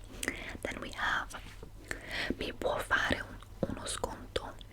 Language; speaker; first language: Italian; early bilingual, heritage; English